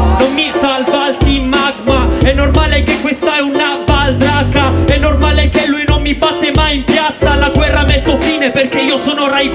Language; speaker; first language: Italian; native; Italian